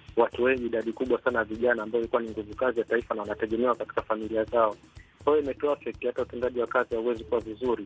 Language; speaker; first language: Swahili; native; Swahili